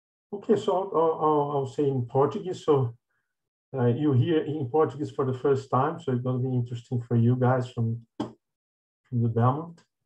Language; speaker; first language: English; non-native, fluent; Portuguese